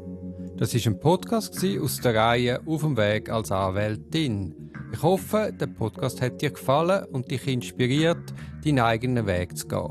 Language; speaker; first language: German; native; German